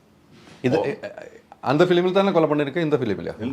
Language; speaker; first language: Tamil; non-native, learner; Malayalam